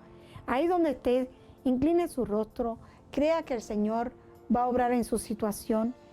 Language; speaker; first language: Spanish; native; Spanish